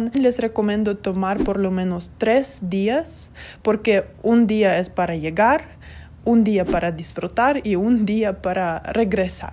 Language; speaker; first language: Spanish; non-native, fluent; Russian